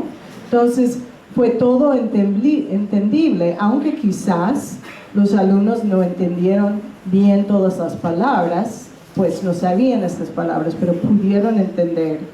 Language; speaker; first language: Spanish; non-native, fluent; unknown